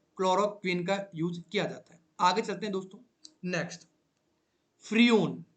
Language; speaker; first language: Hindi; native; Hindi